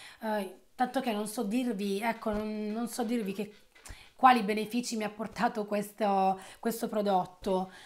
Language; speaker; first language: Italian; native; Italian